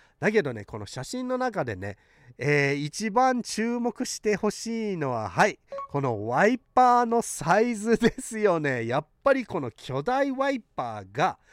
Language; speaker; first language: Japanese; early bilingual, heritage; Japanese